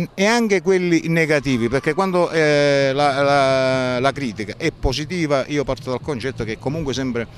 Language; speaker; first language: Italian; native; Italian